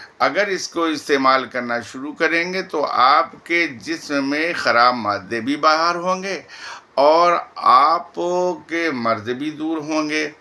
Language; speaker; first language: Urdu; native; Urdu